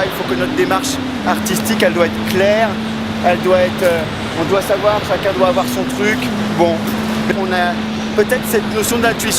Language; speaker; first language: French; native; French